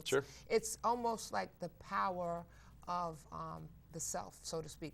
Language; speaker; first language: English; native; English